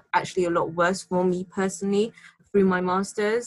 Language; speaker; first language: English; native; English